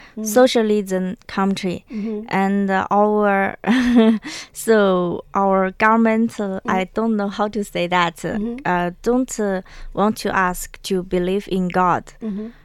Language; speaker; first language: English; non-native, learner; Chinese